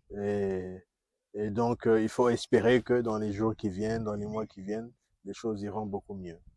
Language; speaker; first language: French; non-native, local second language; Kongo